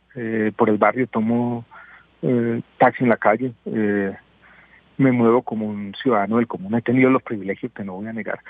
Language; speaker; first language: Spanish; native; Spanish